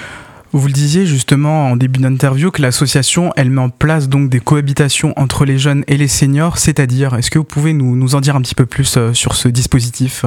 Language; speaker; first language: French; native; French